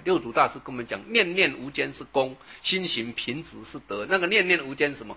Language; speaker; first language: Chinese; native; Chinese